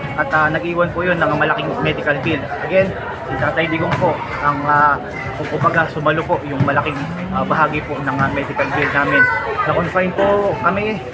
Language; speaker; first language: Filipino; native; Filipino